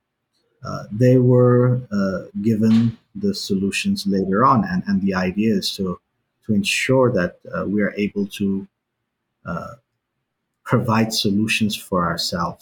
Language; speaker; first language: English; native; English